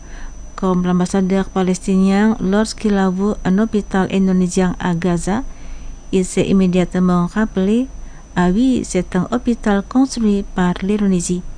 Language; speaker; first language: French; non-native, fluent; Indonesian